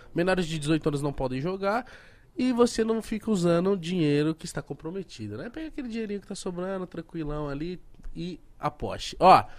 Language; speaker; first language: Portuguese; native; Portuguese